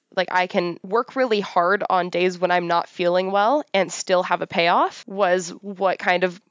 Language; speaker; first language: English; native; English